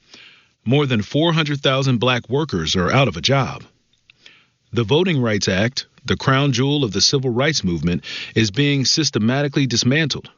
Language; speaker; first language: English; native; English